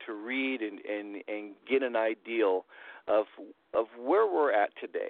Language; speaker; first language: English; native; English